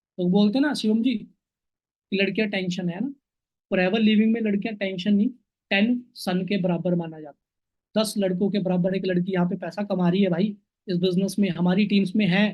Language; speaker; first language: Hindi; native; Hindi